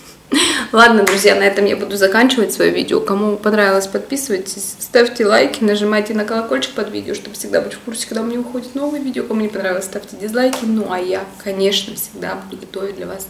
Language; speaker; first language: Russian; native; Russian